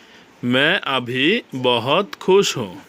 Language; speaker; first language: Hindi; non-native, learner; Bangla